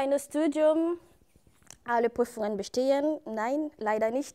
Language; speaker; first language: German; non-native, fluent; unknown